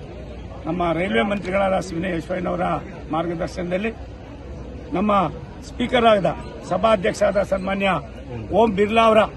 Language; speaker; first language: Kannada; native; Kannada